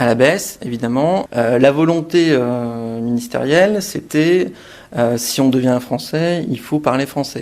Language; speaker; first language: French; native; French